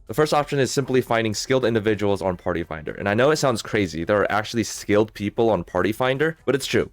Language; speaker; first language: English; native; English